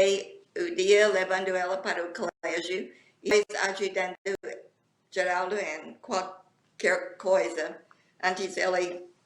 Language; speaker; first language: Portuguese; non-native, fluent; English